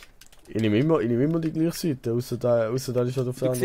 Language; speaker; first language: German; native; German